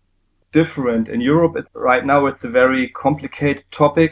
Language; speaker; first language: English; non-native, fluent; German